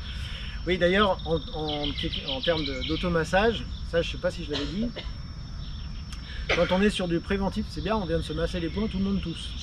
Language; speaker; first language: French; native; French